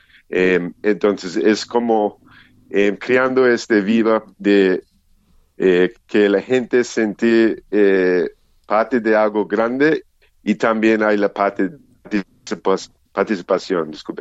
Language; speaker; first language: Spanish; non-native, learner; English